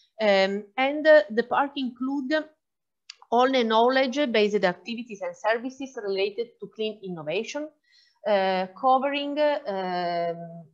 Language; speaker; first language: English; non-native, fluent; Italian